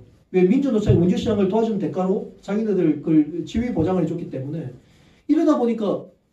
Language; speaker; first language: Korean; native; Korean